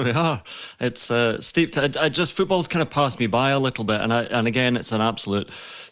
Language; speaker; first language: English; native; English